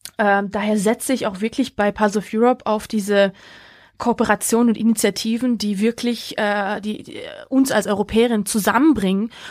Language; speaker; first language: German; early bilingual, other home language; Georgian